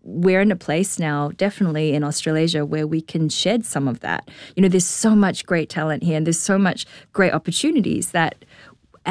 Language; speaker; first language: English; native; English